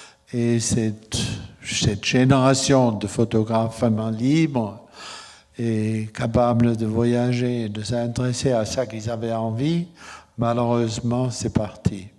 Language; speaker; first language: French; non-native, fluent; German